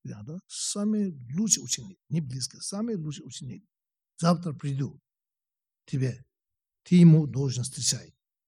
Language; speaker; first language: Russian; non-native, learner; Tibetan